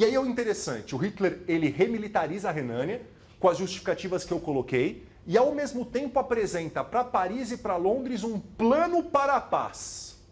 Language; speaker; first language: Portuguese; native; Portuguese